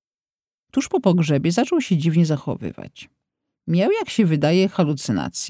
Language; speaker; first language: Polish; native; Polish